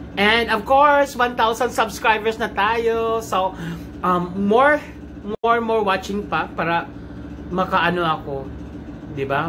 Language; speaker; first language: Filipino; non-native, local second language; Cebuano